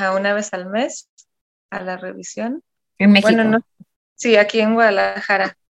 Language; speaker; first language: Spanish; non-native, fluent; German